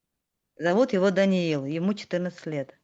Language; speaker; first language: Russian; native; Russian